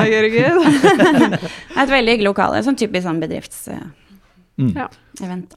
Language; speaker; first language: Norwegian; native; Norwegian